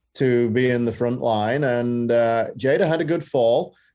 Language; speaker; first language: English; native; English